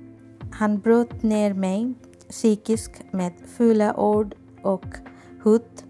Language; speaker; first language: Swedish; non-native, fluent; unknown